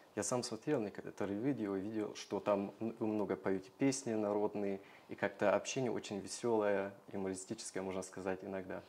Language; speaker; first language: Russian; non-native, fluent; German